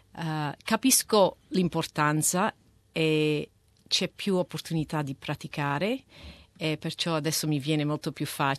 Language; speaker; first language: Italian; early bilingual, heritage; Italian